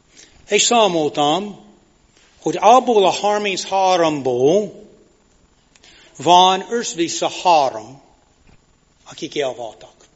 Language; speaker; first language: Hungarian; non-native, fluent; English